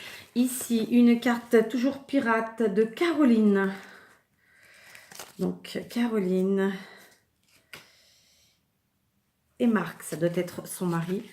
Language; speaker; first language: French; native; French